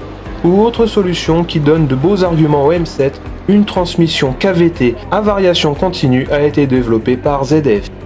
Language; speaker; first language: French; native; French